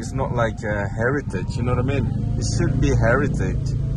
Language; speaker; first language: English; non-native, fluent; Indonesian